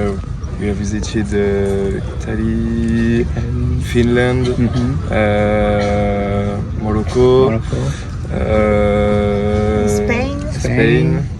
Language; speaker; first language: English; non-native, learner; French